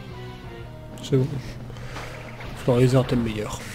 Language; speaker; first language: French; native; French